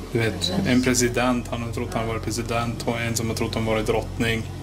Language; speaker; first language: Swedish; native; Swedish